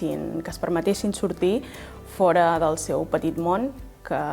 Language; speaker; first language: Catalan; early bilingual, other home language; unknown